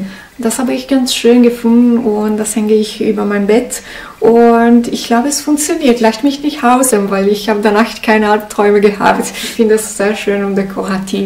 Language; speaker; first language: German; non-native, learner; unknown